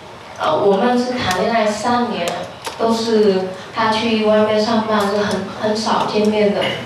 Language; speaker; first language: Chinese; non-native, fluent; Vietnamese